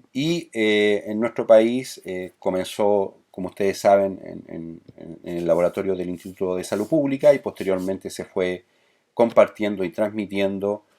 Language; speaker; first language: Spanish; native; Spanish